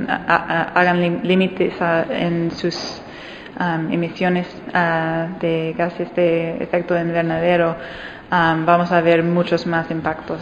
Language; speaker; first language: Spanish; non-native, fluent; English